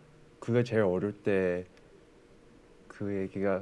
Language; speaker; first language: Korean; early bilingual, heritage; English